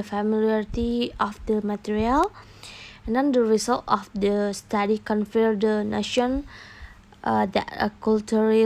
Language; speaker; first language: English; non-native, learner; Indonesian